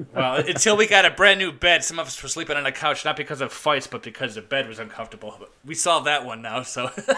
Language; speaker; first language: English; native; English